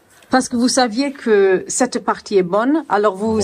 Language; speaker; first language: French; non-native, fluent; English